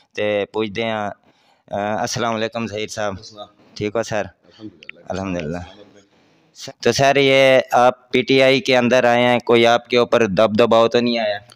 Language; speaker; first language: Urdu; non-native, local second language; Saraiki